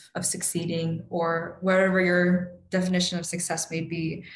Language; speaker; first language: English; native; English